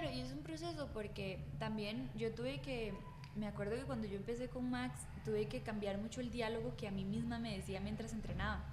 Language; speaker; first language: Spanish; native; Spanish